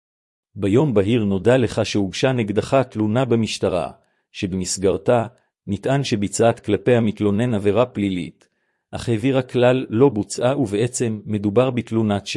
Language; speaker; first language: Hebrew; native; Hebrew